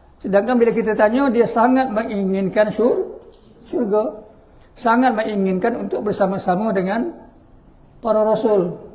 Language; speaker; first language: Malay; native; Malay